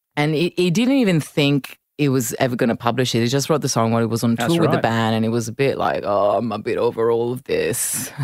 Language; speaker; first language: English; non-native, fluent; Italian